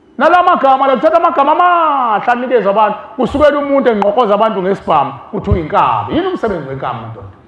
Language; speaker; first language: Zulu; native; Zulu